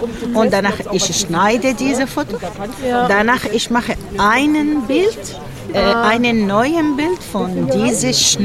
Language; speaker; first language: German; non-native, learner; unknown